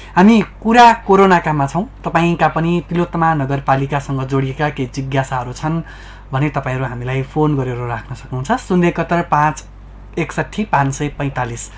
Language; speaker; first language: Nepali; native; Nepali